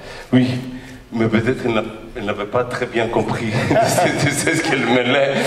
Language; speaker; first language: French; non-native, fluent; Greek